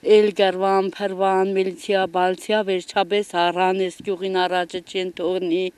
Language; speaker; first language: Armenian; native; Armenian